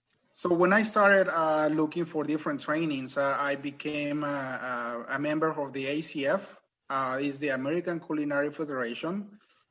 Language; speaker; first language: English; non-native, fluent; Spanish